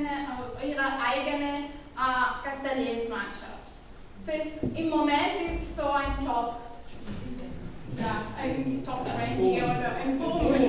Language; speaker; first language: German; non-native, learner; Catalan